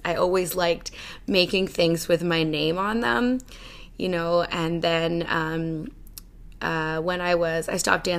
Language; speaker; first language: English; native; English